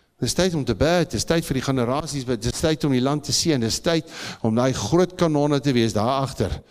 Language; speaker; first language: Afrikaans; native; Afrikaans